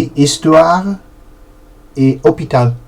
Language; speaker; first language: French; non-native, learner; Portuguese